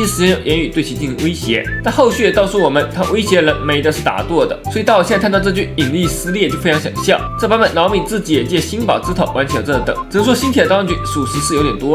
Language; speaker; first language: Chinese; native; Chinese